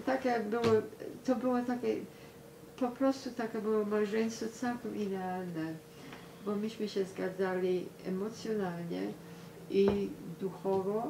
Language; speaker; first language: Polish; early bilingual, heritage; Polish